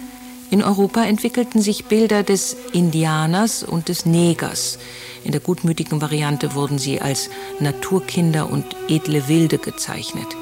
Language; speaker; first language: German; native; German